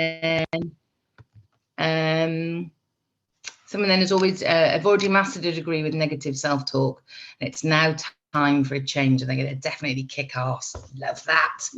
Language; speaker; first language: English; native; English